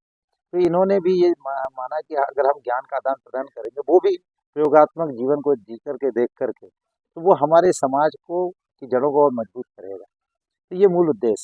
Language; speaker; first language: Hindi; native; Hindi